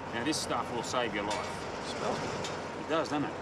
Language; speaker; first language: English; native; English